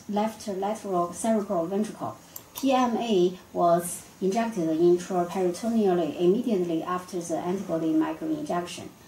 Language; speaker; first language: English; non-native, fluent; Chinese